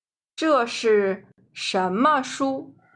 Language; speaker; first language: Chinese; non-native, fluent; Nepali